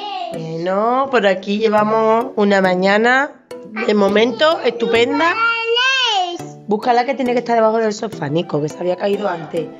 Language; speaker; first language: Spanish; native; Spanish